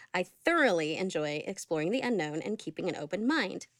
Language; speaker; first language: English; native; English